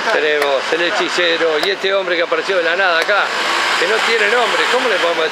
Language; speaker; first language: Spanish; native; Spanish